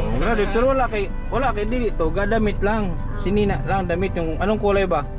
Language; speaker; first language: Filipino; non-native, local second language; Cebuano